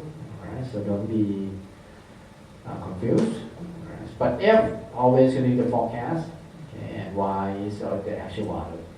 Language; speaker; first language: English; non-native, fluent; Thai